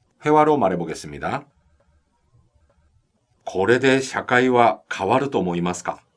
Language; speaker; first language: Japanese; non-native, fluent; Korean